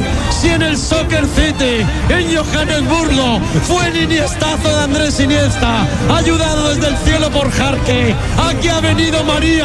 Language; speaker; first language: Spanish; native; Spanish